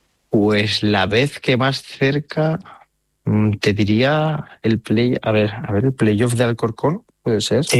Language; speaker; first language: Spanish; native; Spanish